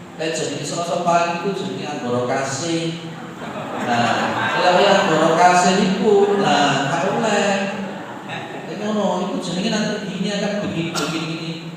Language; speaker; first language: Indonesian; non-native, local second language; Javanese